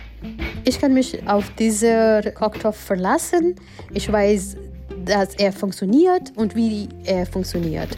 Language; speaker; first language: German; non-native, fluent; Gujarati